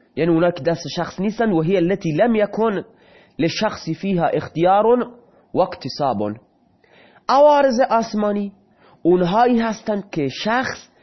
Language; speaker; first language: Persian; non-native, local second language; Baluchi